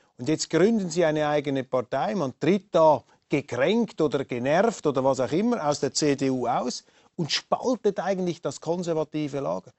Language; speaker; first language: German; native; German